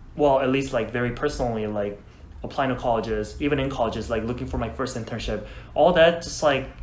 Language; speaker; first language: English; non-native, fluent; Korean